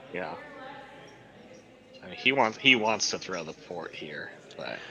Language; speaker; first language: English; native; English